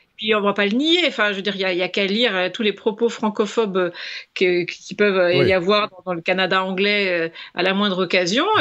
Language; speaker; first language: French; native; French